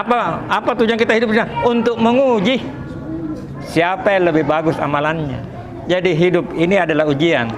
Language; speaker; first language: Indonesian; native; Indonesian